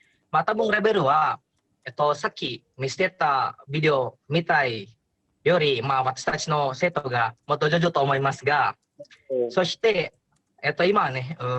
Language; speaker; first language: Japanese; non-native, learner; Indonesian